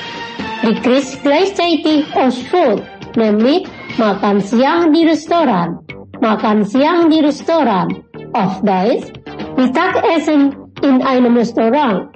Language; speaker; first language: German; non-native, learner; Indonesian